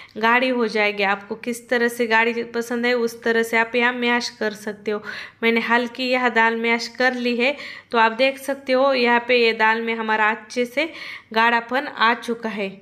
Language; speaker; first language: Hindi; non-native, local second language; Marathi